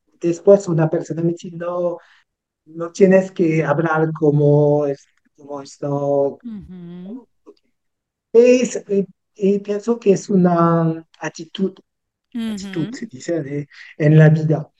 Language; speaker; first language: Spanish; non-native, learner; French